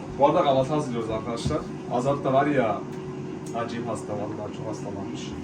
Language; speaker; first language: Turkish; early bilingual, heritage; Turkish